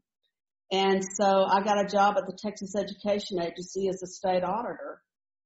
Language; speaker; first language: English; native; English